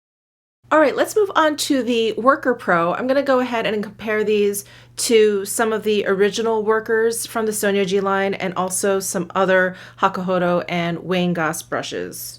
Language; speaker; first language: English; native; English